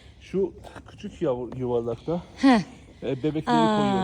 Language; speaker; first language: Turkish; non-native, learner; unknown